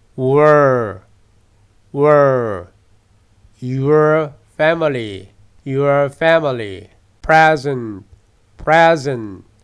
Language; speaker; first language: English; non-native, fluent; Korean